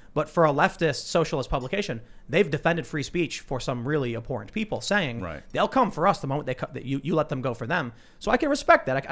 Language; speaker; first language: English; native; English